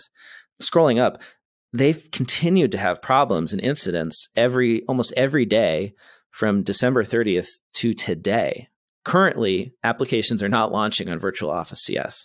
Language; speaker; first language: English; native; English